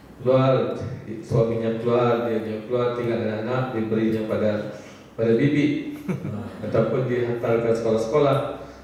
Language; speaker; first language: Malay; native; Malay